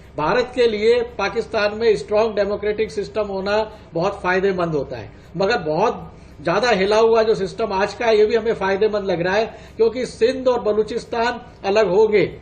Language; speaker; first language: Hindi; native; Hindi